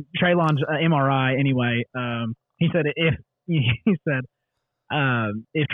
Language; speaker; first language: English; native; English